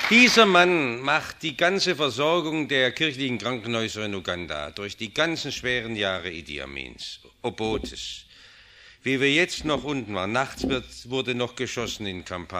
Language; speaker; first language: German; native; German